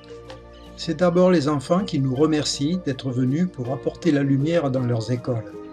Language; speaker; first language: French; native; French